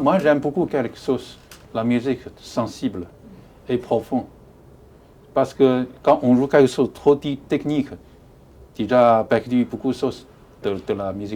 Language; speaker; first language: French; non-native, learner; Chinese